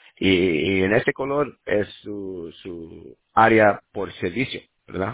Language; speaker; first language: Spanish; non-native, learner; English